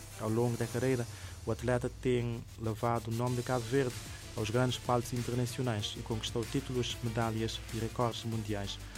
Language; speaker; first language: Portuguese; non-native, local second language; Kabuverdianu